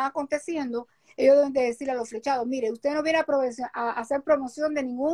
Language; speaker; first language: Spanish; native; Spanish